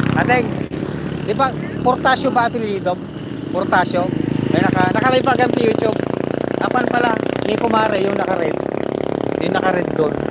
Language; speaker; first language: Filipino; non-native, local second language; Iloko